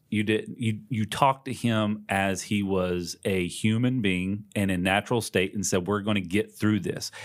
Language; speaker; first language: English; native; English